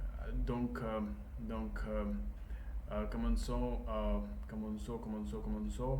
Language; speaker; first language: French; non-native, learner; Russian